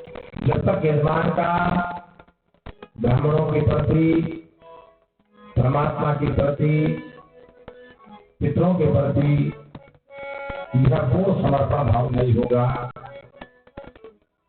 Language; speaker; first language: Hindi; native; Hindi